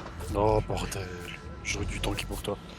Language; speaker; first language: French; native; French